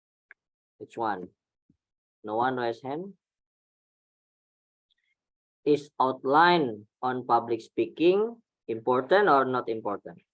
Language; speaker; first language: English; non-native, fluent; Indonesian